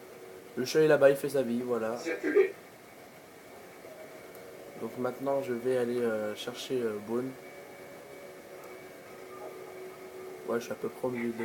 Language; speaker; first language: French; native; French